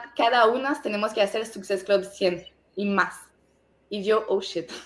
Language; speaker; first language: Spanish; non-native, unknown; French